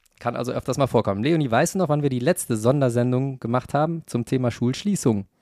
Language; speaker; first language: German; native; German